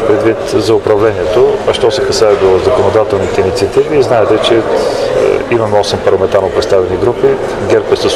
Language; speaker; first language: Bulgarian; native; Bulgarian